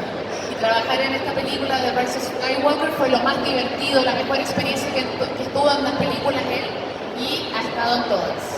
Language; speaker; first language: Spanish; native; Spanish